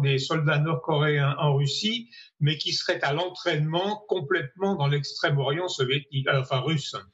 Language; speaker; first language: French; native; French